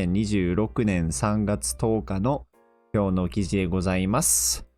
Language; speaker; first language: Japanese; non-native, fluent; English